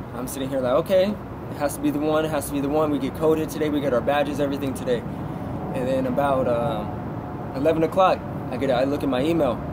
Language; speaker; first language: English; native; English